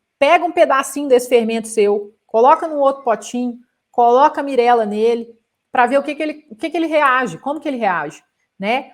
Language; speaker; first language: Portuguese; native; Portuguese